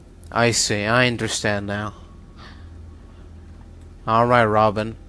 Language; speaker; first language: English; native; English